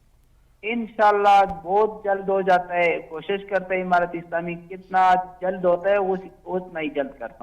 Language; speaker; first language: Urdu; non-native, learner; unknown